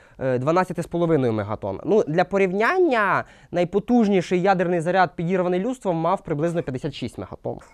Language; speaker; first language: Ukrainian; non-native, local second language; Russian